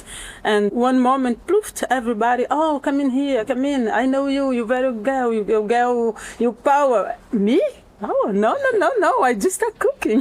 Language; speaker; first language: English; non-native, learner; Portuguese